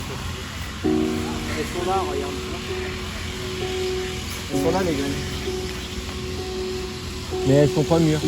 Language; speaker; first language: French; non-native, fluent; Thai